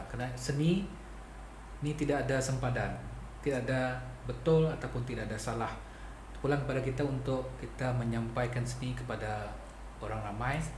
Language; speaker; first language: Malay; native; Malay